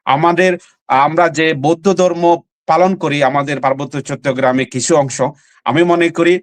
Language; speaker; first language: Bangla; non-native, local second language; Chakma